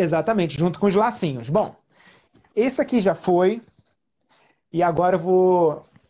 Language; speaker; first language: Portuguese; native; Portuguese